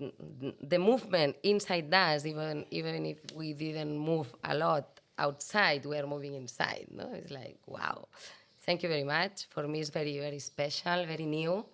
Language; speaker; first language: English; non-native, fluent; Catalan